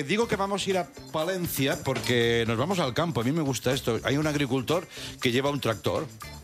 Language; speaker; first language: Spanish; native; Spanish